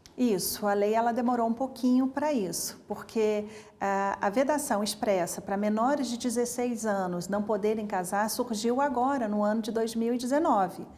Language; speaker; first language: Portuguese; native; Portuguese